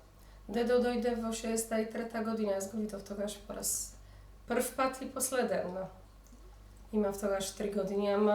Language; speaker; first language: Macedonian; early bilingual, heritage; Polish